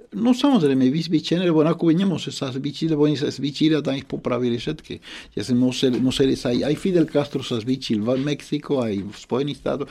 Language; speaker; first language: Slovak; non-native, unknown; Spanish